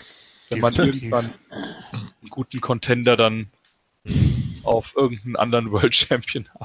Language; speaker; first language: German; native; German